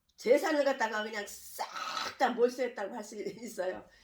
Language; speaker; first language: Korean; native; Korean